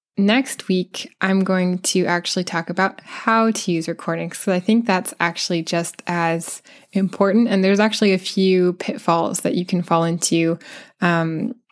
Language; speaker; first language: English; native; English